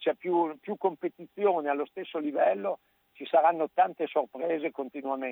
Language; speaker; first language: Italian; native; Italian